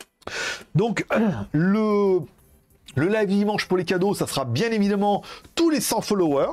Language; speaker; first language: French; native; French